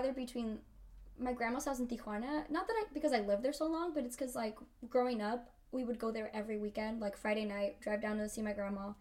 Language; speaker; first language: English; early bilingual, other home language; Spanish